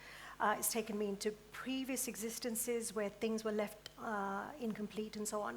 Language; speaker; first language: English; early bilingual, other home language; Gujarati